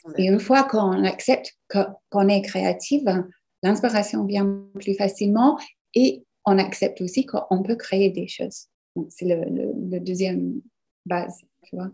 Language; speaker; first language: French; non-native, fluent; English